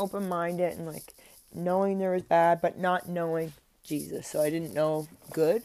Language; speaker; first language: English; native; English